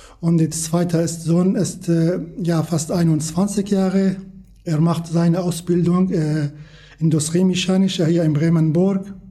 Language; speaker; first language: German; non-native, learner; Kurdish